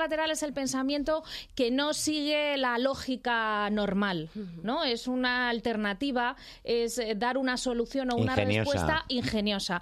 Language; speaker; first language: Spanish; native; Spanish